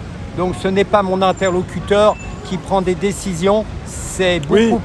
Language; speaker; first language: French; native; French